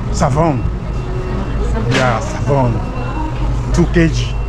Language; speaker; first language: Portuguese; non-native, learner; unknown